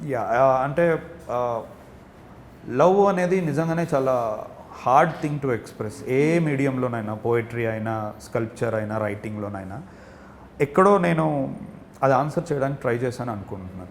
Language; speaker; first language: Telugu; native; Telugu